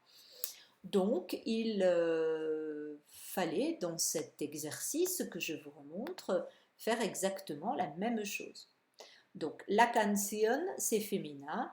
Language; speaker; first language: French; native; French